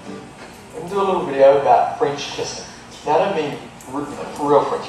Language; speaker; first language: English; native; English